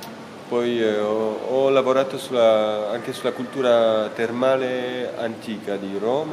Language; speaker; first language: Italian; non-native, fluent; French